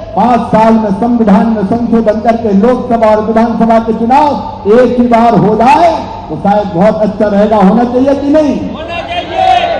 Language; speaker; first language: Hindi; native; Hindi